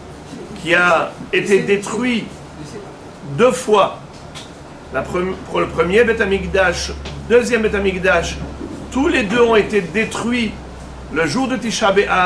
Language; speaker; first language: French; native; French